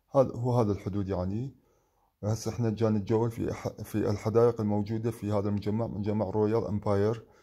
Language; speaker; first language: Arabic; native; Arabic